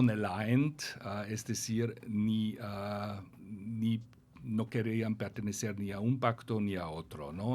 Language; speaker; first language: Spanish; non-native, fluent; German